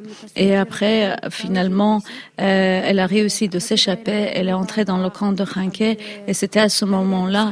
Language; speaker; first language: French; non-native, fluent; Kurdish